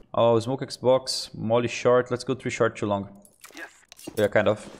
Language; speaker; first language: English; non-native, fluent; Portuguese